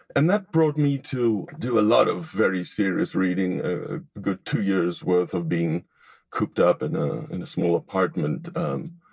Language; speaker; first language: English; non-native, fluent; Hebrew